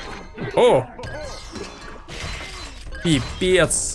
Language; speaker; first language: Russian; native; Russian